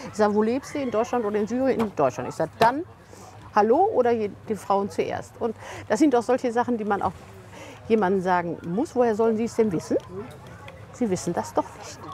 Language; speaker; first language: German; native; German